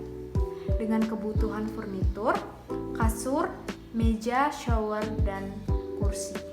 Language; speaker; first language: Indonesian; native; Indonesian